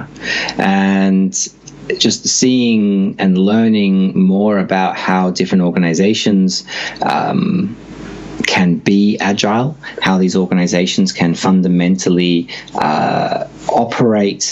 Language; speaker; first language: English; native; English